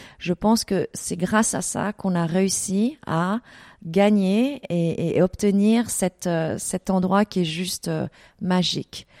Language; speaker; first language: French; early bilingual, other home language; Vietnamese